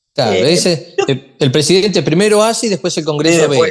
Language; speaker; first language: Spanish; native; Spanish